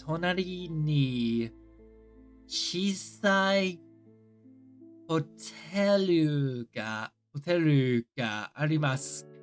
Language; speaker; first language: Japanese; non-native, learner; English